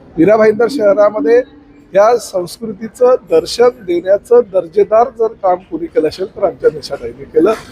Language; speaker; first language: Marathi; native; Marathi